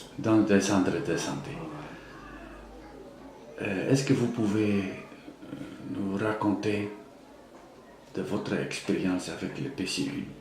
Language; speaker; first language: French; non-native, fluent; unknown